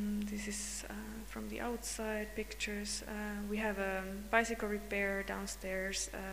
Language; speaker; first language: English; non-native, fluent; Hungarian